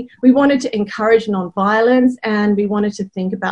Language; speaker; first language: English; native; English